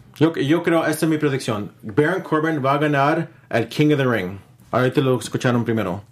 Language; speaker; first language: Spanish; early bilingual, heritage; Spanish